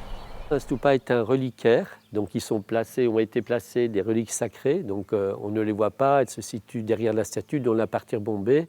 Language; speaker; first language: French; native; French